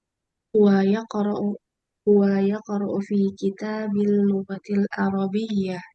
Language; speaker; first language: Arabic; non-native, learner; Indonesian